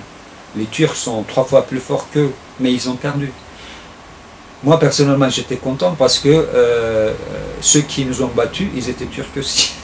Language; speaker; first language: French; non-native, fluent; Turkish